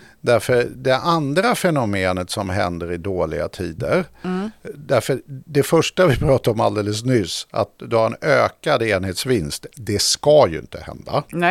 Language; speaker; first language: Swedish; native; Swedish